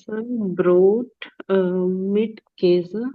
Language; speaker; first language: German; non-native, learner; Hindi